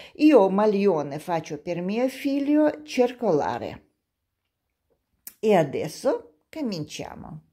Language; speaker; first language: Italian; non-native, learner; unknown